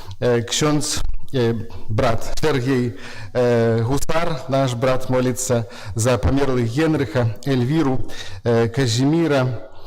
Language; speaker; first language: Belarusian; native; Belarusian